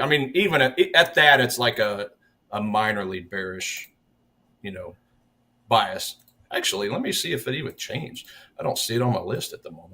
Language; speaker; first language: English; native; English